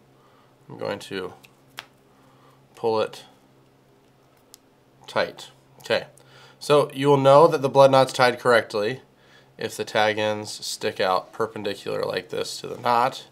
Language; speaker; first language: English; native; English